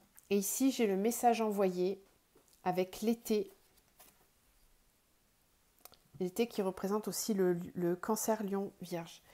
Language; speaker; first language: French; native; French